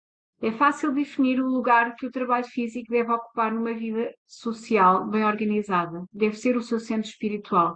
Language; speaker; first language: Portuguese; native; Portuguese